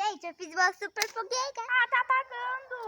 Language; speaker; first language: Portuguese; native; Portuguese